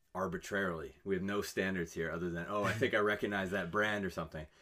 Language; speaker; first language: English; native; English